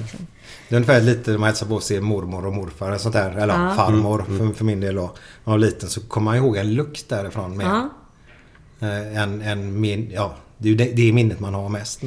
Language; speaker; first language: Swedish; native; Swedish